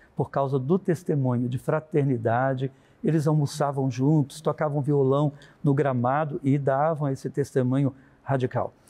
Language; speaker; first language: Portuguese; native; Portuguese